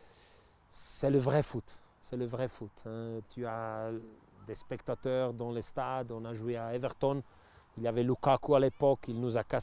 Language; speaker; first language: French; non-native, local second language; Italian